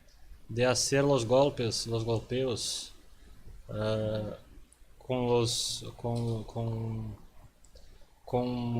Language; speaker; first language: Spanish; non-native, learner; Portuguese